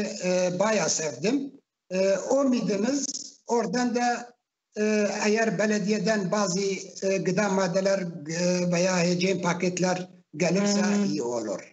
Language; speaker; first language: Turkish; non-native, fluent; Arabic